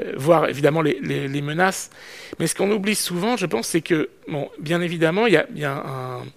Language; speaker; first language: French; native; French